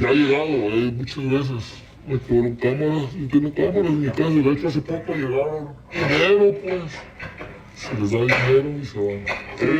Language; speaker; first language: Spanish; native; Spanish